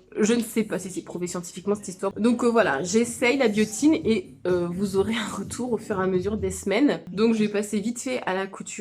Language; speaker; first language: French; native; French